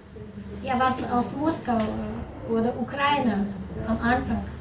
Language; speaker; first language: German; non-native, learner; Russian